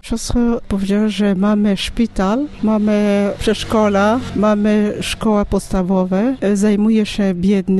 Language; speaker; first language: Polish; non-native, learner; French